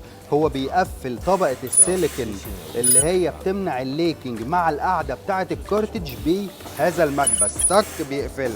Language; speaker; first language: Arabic; native; Arabic